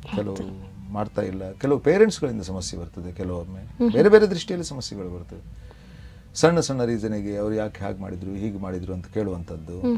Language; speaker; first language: Kannada; non-native, local second language; Tulu